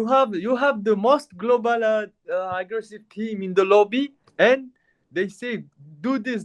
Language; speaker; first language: English; non-native, learner; Mongolian